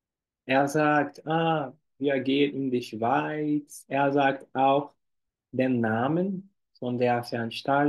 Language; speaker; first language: German; non-native, fluent; Portuguese